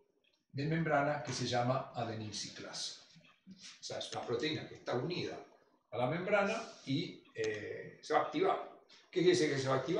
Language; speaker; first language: Spanish; native; Spanish